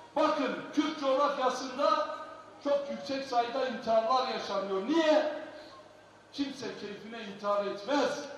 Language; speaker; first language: Turkish; non-native, local second language; Kurdish